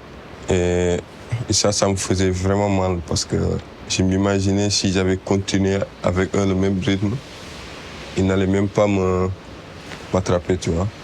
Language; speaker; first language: French; non-native, local second language; Wolof